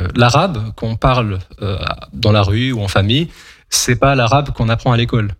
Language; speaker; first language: French; non-native, local second language; Kabyle